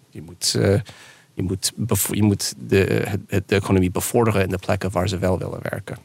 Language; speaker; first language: Dutch; non-native, fluent; English